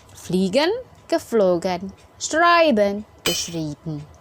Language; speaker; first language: German; non-native, fluent; Indonesian